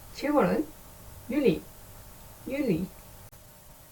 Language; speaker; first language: Korean; non-native, learner; Dutch